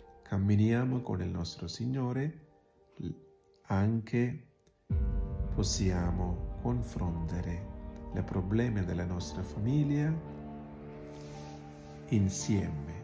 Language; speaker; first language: Italian; non-native, learner; Malayalam